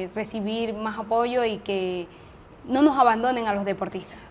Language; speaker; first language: Spanish; native; Spanish